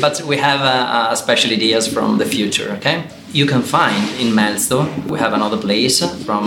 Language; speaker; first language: English; non-native, learner; Italian